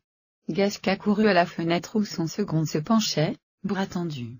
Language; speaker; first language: French; native; French